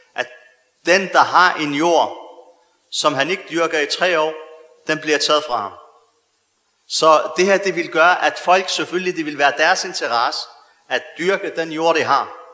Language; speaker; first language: Danish; early bilingual, other home language; Arabic